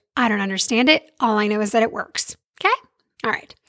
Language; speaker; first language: English; native; English